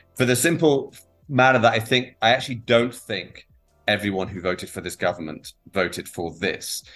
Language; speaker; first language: English; native; English